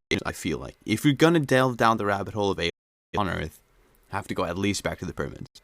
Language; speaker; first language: English; native; English